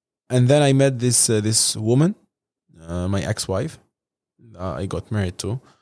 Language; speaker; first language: English; non-native, fluent; Arabic